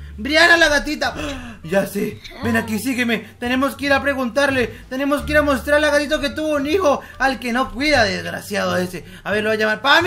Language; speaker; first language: Spanish; native; Spanish